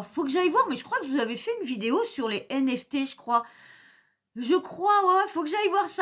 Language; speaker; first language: French; native; French